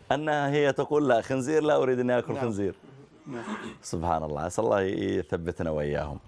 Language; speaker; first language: Arabic; native; Arabic